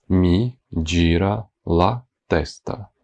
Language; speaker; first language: Italian; non-native, fluent; Ukrainian